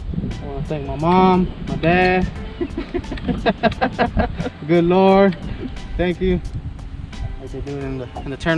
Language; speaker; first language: English; native; English